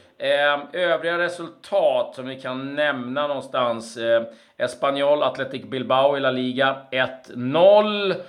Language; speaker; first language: Swedish; native; Swedish